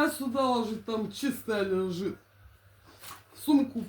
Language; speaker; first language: Russian; native; Russian